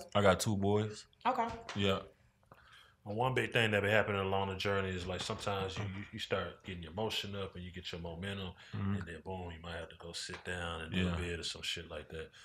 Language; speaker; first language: English; native; English